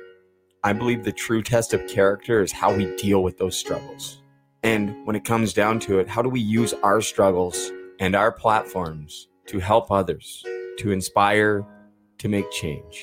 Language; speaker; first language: English; native; English